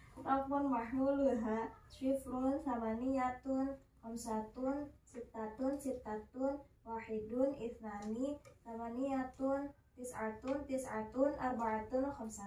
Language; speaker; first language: Arabic; non-native, learner; Indonesian